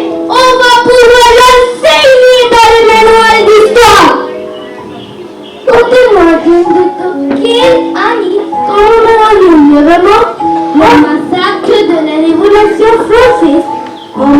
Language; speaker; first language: French; non-native, learner; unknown